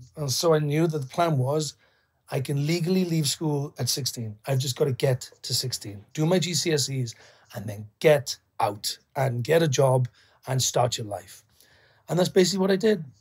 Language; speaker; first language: English; native; English